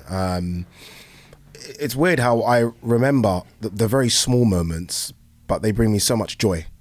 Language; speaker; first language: English; native; English